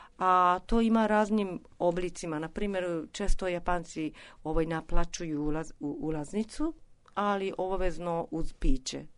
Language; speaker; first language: Serbian; non-native, fluent; Japanese